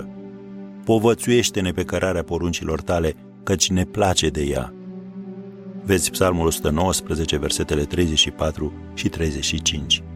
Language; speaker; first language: Romanian; native; Romanian